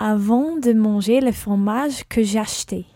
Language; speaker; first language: French; non-native, learner; English